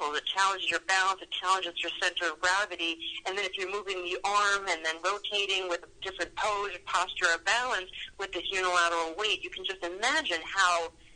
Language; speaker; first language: English; native; English